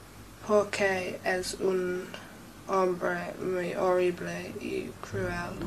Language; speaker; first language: Spanish; non-native, learner; English